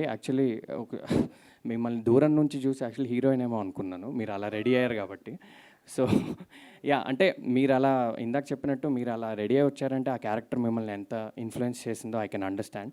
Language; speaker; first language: Telugu; native; Telugu